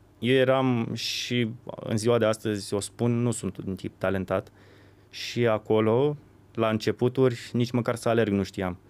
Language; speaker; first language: Romanian; native; Romanian